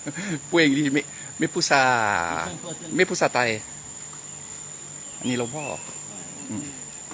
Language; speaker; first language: Thai; non-native, learner; French